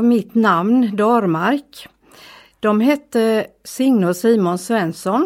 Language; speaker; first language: Swedish; native; Swedish